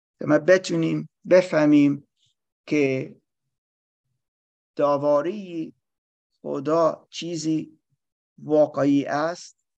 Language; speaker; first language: Persian; non-native, learner; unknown